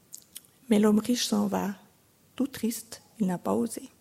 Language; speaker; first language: French; native; French